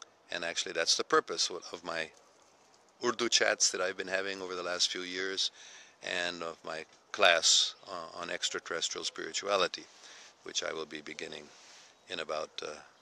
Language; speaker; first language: English; native; English